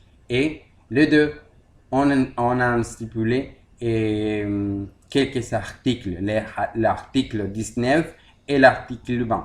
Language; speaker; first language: French; non-native, learner; Spanish